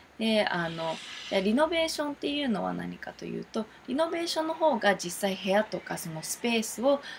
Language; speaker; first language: Japanese; early bilingual, heritage; Japanese